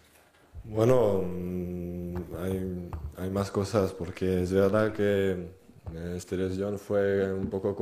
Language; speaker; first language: Spanish; non-native, fluent; French